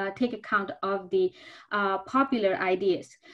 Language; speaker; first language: English; non-native, local second language; Bangla